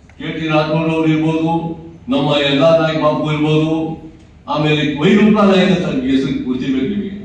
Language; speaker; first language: Kannada; non-native, local second language; Lambadi